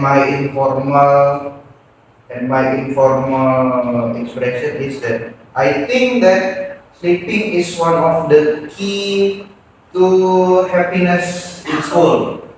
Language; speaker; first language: English; non-native, learner; Indonesian